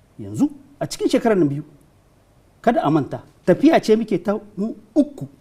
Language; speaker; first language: Hausa; non-native, local second language; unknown